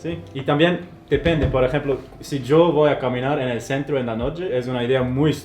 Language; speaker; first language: Spanish; non-native, fluent; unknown